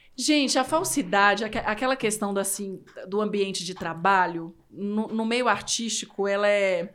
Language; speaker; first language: Portuguese; native; Portuguese